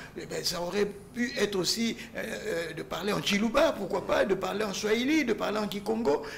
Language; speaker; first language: French; non-native, local second language; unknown